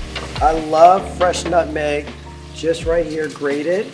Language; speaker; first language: English; native; English